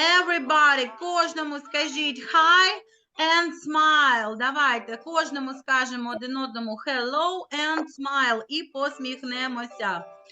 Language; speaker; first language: Ukrainian; native; Ukrainian